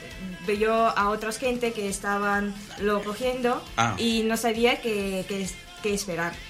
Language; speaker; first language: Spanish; non-native, learner; Ukrainian